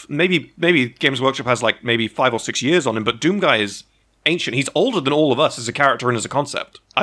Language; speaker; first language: English; native; English